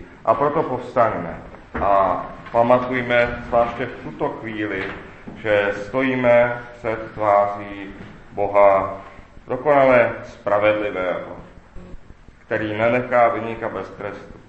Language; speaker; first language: Czech; native; Czech